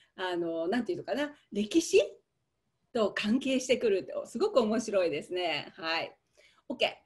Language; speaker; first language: Japanese; native; Japanese